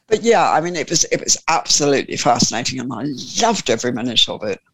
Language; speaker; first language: English; native; English